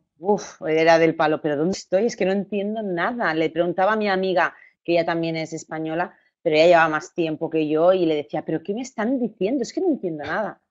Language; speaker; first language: Spanish; native; Spanish